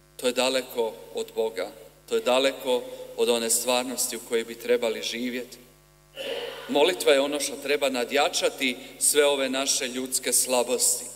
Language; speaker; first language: Croatian; native; Croatian